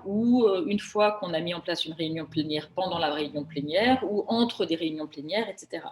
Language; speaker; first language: French; native; French